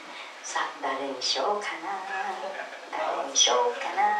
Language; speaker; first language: Japanese; non-native, fluent; Filipino